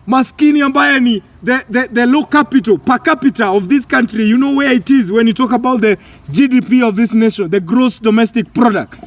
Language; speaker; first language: English; non-native, local second language; Kikuyu